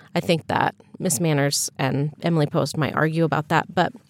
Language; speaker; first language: English; native; English